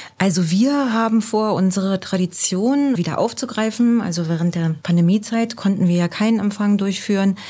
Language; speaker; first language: German; native; German